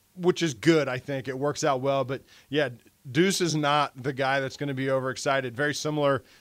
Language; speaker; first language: English; native; English